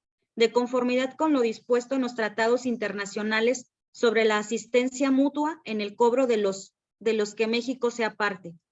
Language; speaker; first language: Spanish; native; Spanish